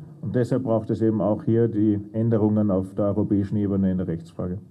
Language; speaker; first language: German; native; German